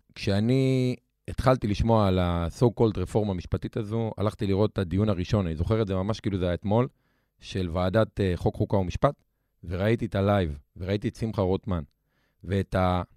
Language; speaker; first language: Hebrew; native; Hebrew